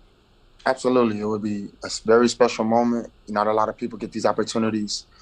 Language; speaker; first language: English; native; English